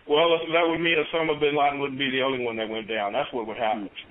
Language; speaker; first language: English; native; English